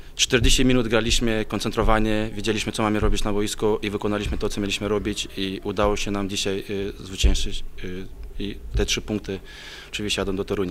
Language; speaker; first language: Polish; non-native, fluent; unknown